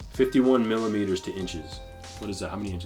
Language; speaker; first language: English; native; English